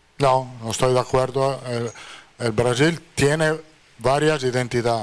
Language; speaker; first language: Portuguese; non-native, fluent; Italian